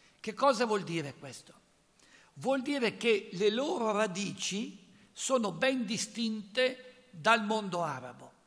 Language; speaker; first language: Italian; native; Italian